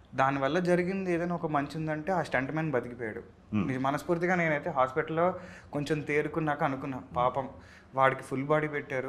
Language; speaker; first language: Telugu; native; Telugu